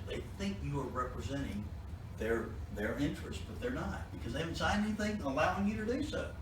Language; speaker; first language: English; native; English